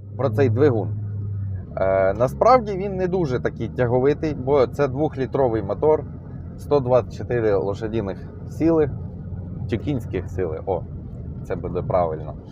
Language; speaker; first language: Ukrainian; non-native, local second language; Russian